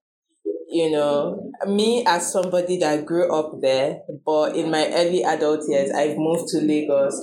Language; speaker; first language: English; non-native, local second language; Igbo